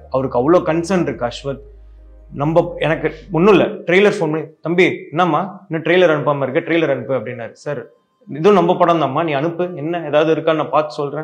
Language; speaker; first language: Tamil; native; Tamil